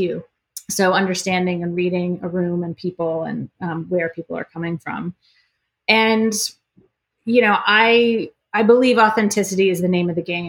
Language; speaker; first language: English; native; English